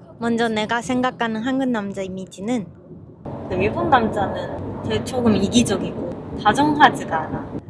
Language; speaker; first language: Korean; non-native, fluent; Japanese